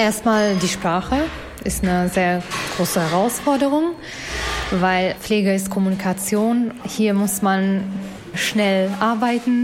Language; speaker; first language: German; non-native, fluent; Albanian